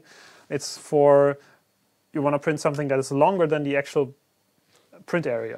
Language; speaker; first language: English; non-native, fluent; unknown